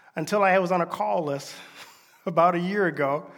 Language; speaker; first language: English; native; English